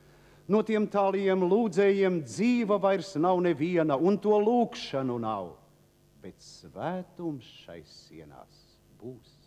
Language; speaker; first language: Latvian; native; Latvian